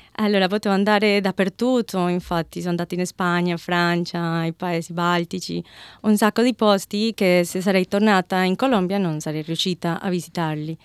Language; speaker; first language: Italian; non-native, fluent; Spanish